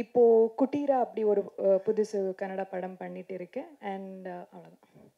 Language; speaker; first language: Tamil; non-native, learner; Kannada